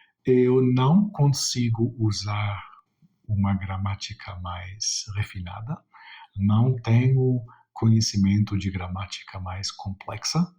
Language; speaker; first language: Portuguese; non-native, fluent; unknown